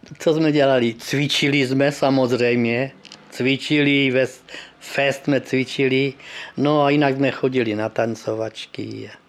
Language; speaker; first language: Czech; early bilingual, heritage; Czech